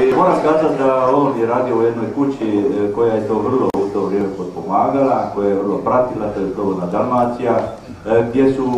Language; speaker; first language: Serbian; native; Serbian